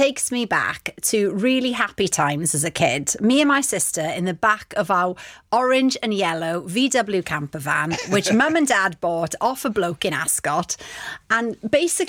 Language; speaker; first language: English; non-native, local second language; Welsh